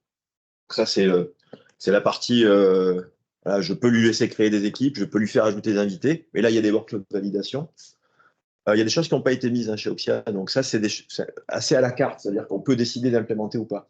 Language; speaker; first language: French; native; French